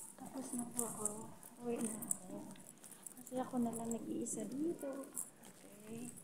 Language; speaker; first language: Filipino; non-native, local second language; Cebuano